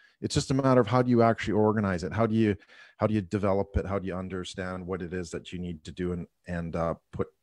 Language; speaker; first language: English; native; English